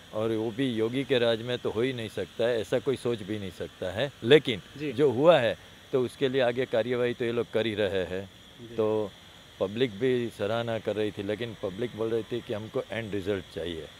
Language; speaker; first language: Hindi; non-native, local second language; Gujarati